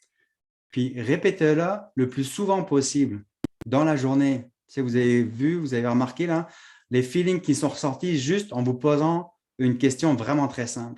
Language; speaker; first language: French; native; French